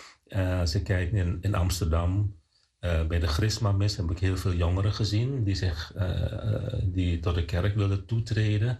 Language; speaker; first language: Dutch; non-native, fluent; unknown